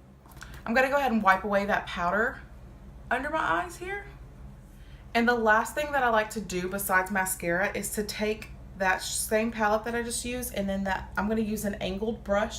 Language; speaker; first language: English; native; English